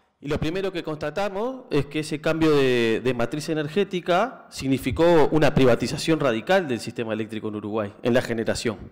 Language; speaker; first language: Spanish; native; Spanish